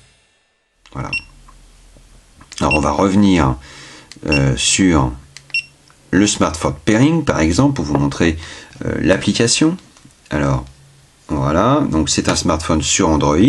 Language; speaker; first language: French; native; French